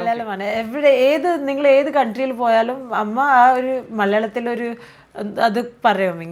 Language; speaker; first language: Malayalam; early bilingual, heritage; Malayalam